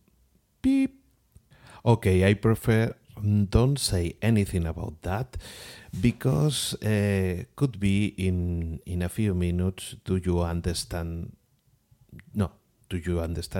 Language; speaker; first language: English; non-native, learner; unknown